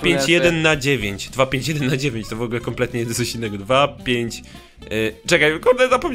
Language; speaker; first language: Polish; native; Polish